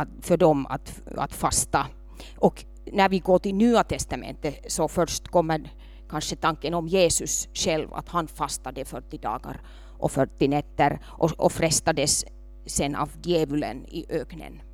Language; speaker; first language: Swedish; non-native, local second language; Finnish